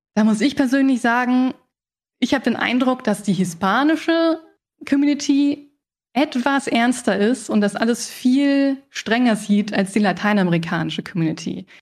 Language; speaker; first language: German; early bilingual, other home language; Spanish